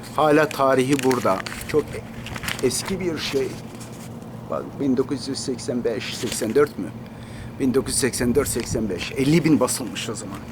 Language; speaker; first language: Turkish; non-native, local second language; Kurdish